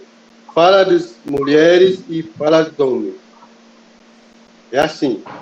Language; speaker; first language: Portuguese; non-native, local second language; Kayapó